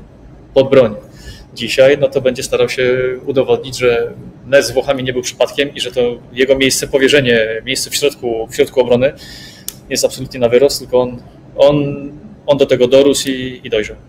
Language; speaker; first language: Polish; native; Polish